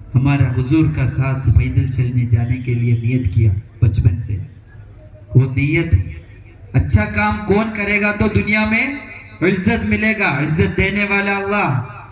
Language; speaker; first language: Urdu; non-native, local second language; Malayalam